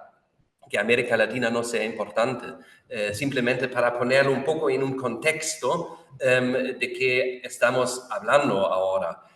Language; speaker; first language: Spanish; non-native, fluent; German